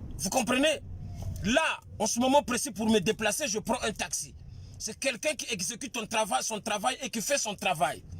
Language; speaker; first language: French; non-native, local second language; Lingala